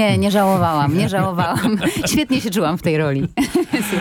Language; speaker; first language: Polish; native; Polish